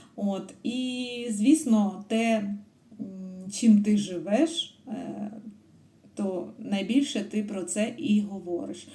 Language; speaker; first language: Ukrainian; native; Ukrainian